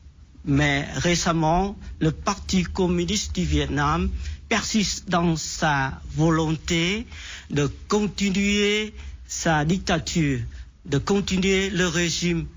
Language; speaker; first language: French; non-native, fluent; Vietnamese